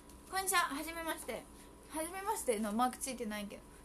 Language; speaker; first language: Japanese; early bilingual, heritage; Japanese